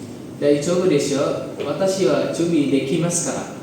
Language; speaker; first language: Japanese; non-native, learner; Indonesian